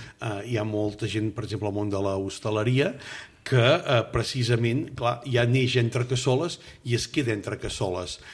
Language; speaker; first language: Catalan; native; Catalan